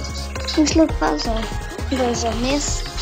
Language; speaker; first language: Bulgarian; native; Bulgarian